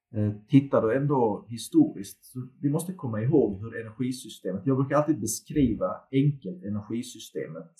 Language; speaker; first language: Swedish; early bilingual, other home language; Turkish